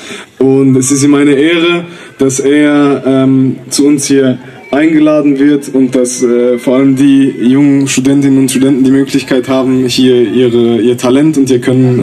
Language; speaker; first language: German; early bilingual, other home language; Turkish